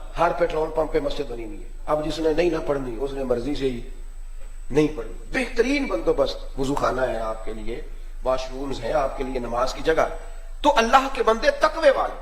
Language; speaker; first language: Urdu; non-native, local second language; Punjabi